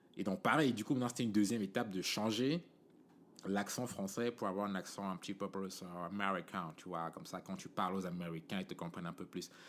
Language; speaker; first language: French; native; French